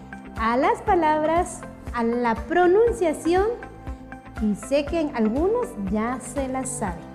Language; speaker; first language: Spanish; non-native, local second language; Kʼicheʼ